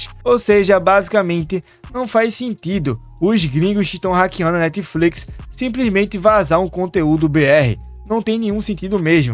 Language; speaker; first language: Portuguese; native; Portuguese